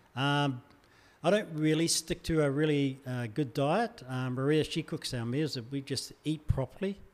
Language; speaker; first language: English; native; English